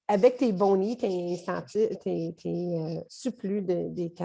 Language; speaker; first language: French; native; French